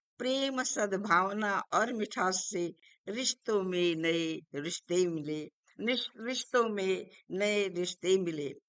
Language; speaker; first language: Hindi; native; Hindi